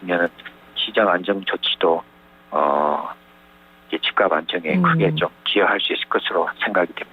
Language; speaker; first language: Korean; native; Korean